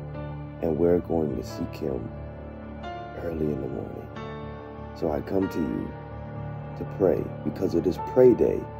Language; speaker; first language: English; native; English